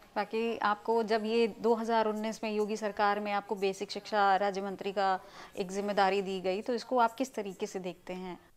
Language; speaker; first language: Hindi; native; Hindi